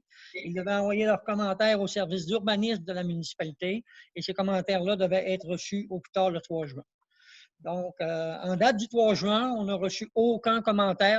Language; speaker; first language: French; native; French